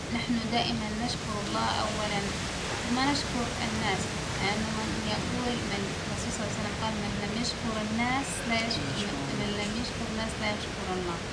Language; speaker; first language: Arabic; native; Arabic